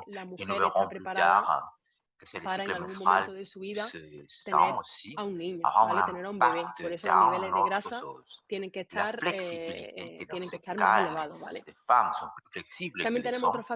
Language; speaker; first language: French; non-native, learner; Spanish